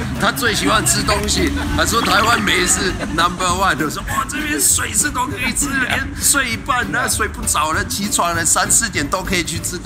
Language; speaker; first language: Chinese; non-native, fluent; German